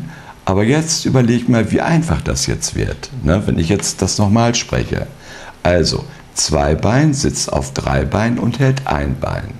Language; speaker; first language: German; native; German